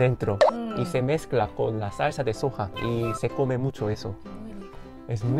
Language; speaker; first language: Spanish; non-native, fluent; Korean